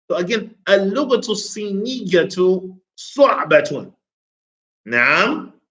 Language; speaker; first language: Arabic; non-native, fluent; English